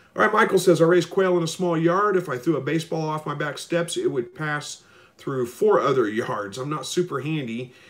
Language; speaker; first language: English; native; English